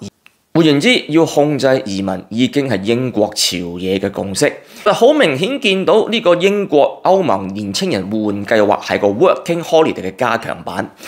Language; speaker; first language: Cantonese; native; Cantonese